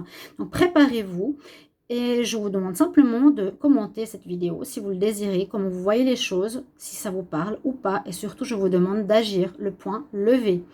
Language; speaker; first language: French; native; French